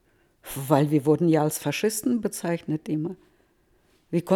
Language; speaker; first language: German; early bilingual, heritage; Russian